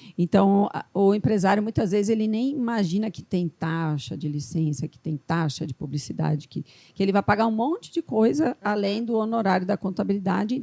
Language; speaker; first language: Portuguese; early bilingual, other home language; Spanish